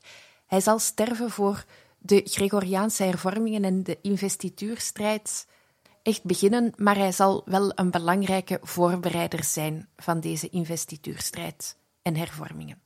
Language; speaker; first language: Dutch; native; Dutch